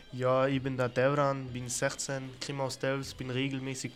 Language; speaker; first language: German; early bilingual, other home language; Turkish